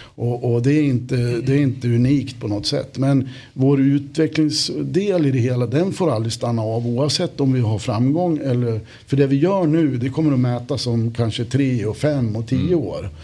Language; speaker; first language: Swedish; native; Swedish